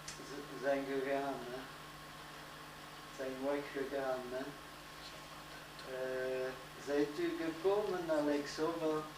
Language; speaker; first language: Dutch; non-native, learner; French